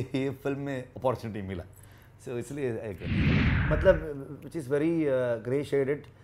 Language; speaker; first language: Hindi; non-native, local second language; Kannada